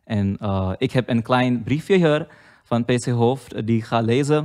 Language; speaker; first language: Dutch; non-native, learner; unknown